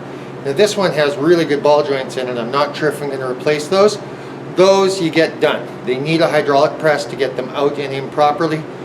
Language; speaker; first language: English; native; English